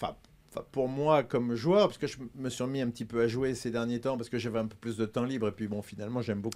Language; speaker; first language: French; native; French